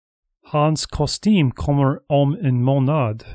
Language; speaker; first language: Swedish; non-native, learner; English